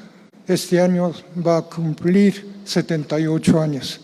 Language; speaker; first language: Spanish; non-native, fluent; Japanese